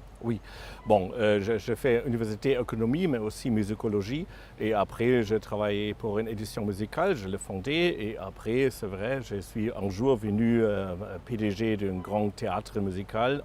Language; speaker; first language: French; non-native, fluent; German